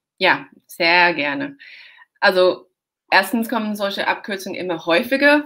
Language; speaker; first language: German; non-native, fluent; English